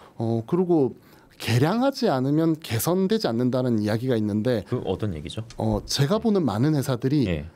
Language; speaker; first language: Korean; native; Korean